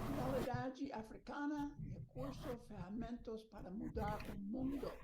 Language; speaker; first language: Portuguese; non-native, learner; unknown